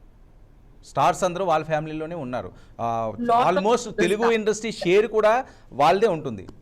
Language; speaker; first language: Telugu; native; Telugu